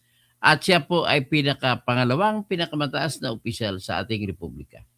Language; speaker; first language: Filipino; native; Filipino